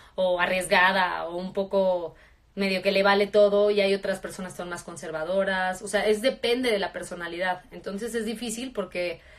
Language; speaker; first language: Spanish; native; Spanish